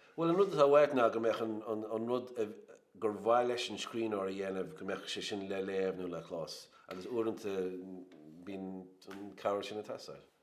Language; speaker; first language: Irish; native; Irish